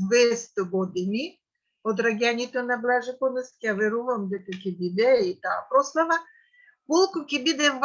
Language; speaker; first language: Macedonian; non-native, fluent; Russian